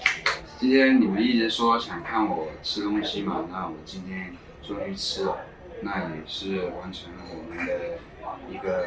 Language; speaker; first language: Chinese; non-native, local second language; Cantonese